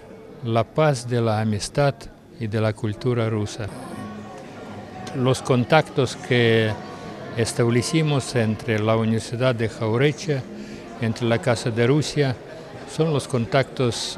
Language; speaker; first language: Spanish; non-native, fluent; Russian